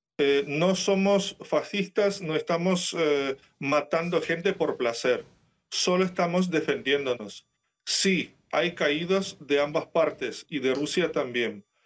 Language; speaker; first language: Spanish; non-native, fluent; Ukrainian